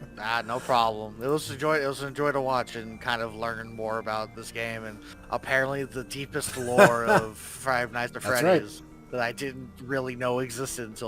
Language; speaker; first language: English; native; English